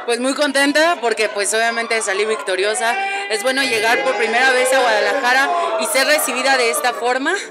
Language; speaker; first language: Spanish; native; Spanish